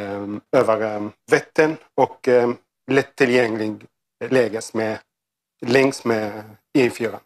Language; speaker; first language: Swedish; non-native, learner; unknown